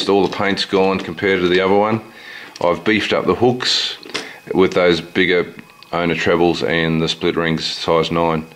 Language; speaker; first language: English; native; English